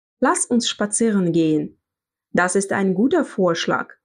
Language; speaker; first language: German; non-native, fluent; Russian